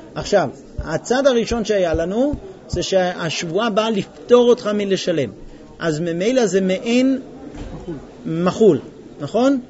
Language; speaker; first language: Hebrew; non-native, fluent; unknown